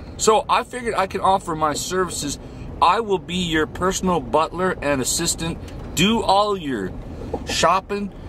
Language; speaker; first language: English; native; English